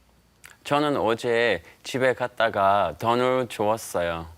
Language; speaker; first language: Korean; non-native, learner; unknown